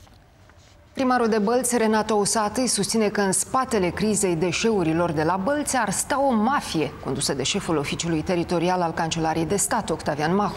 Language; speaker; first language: Romanian; native; Romanian